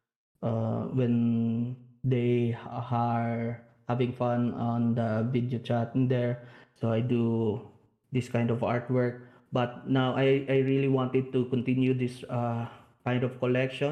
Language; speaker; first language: English; non-native, local second language; Hiligaynon